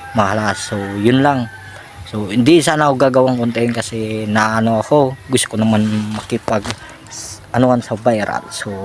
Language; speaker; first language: Filipino; native; Filipino